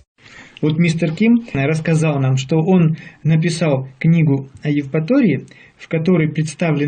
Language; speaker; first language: Russian; native; Russian